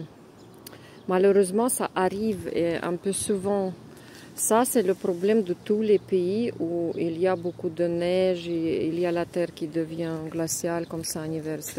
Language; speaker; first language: French; non-native, fluent; Russian